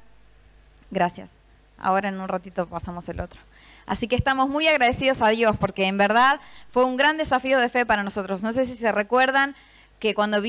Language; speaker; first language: Spanish; native; Spanish